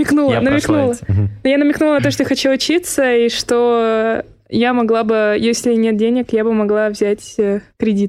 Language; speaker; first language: Russian; native; Russian